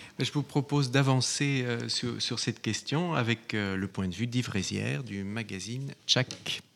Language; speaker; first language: French; native; French